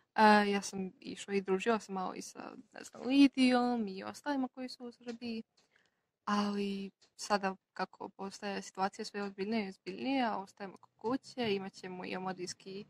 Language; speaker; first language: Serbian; non-native, local second language; Slovak